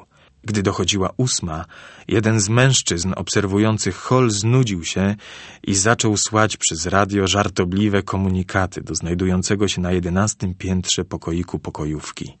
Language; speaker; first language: Polish; native; Polish